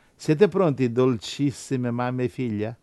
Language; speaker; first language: Italian; non-native, fluent; Spanish